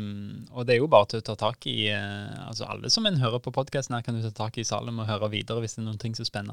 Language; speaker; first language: Norwegian; native; Norwegian